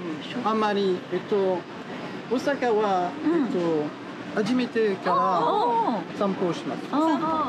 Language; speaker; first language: Japanese; non-native, learner; French